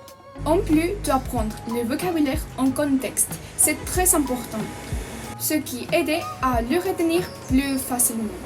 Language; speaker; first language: French; non-native, learner; Spanish